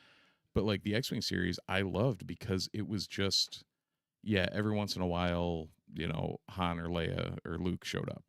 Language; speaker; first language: English; native; English